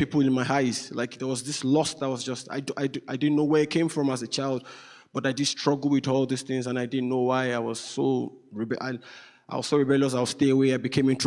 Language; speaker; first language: English; non-native, local second language; Yoruba